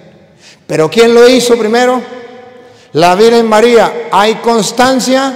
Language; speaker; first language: Spanish; native; Spanish